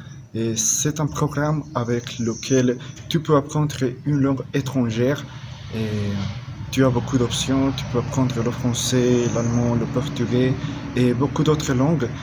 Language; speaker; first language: French; non-native, learner; Spanish